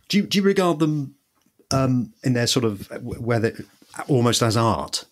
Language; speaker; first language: English; native; English